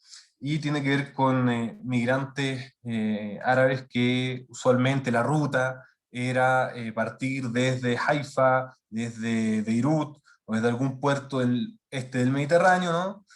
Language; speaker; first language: Spanish; native; Spanish